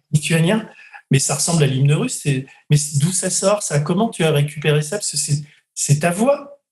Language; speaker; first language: French; native; French